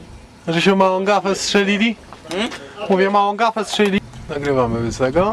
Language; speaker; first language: Polish; native; Polish